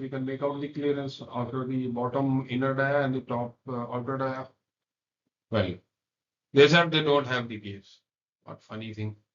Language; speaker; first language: English; non-native, local second language; Hindi